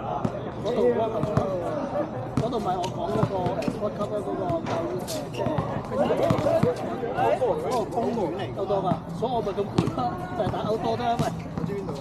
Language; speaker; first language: Cantonese; native; Cantonese